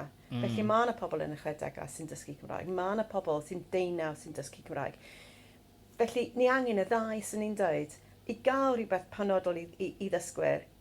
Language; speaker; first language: Welsh; non-native, fluent; English